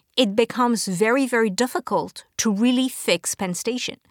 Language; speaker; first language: English; non-native, fluent; French